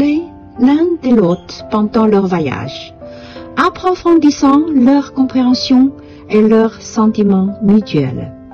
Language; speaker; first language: French; non-native, fluent; Chinese